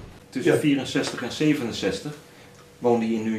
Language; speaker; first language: Dutch; native; Dutch